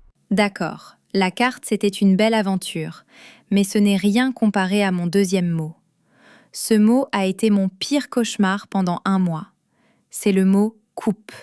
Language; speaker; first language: French; non-native, fluent; English